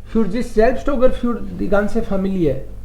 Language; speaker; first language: German; non-native, fluent; Hindi